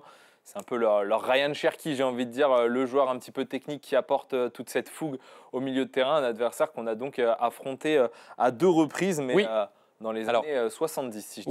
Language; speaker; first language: French; native; French